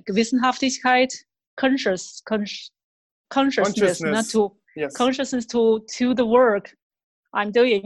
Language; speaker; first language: English; non-native, fluent; Chinese